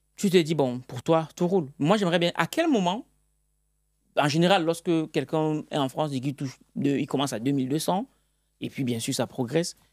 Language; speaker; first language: French; native; French